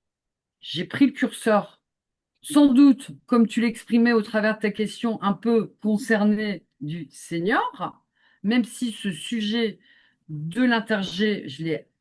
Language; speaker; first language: French; native; French